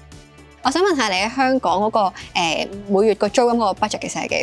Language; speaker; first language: Cantonese; native; Cantonese